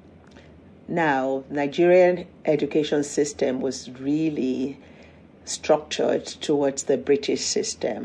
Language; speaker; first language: English; non-native, local second language; Yoruba